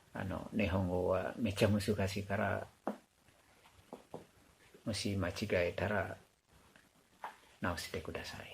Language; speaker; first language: Japanese; non-native, learner; Indonesian